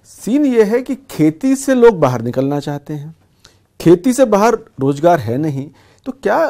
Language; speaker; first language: Hindi; native; Hindi